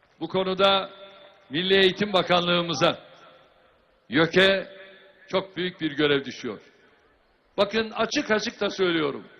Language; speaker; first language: Turkish; native; Turkish